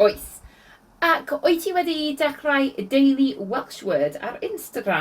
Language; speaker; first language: Welsh; non-native, learner; English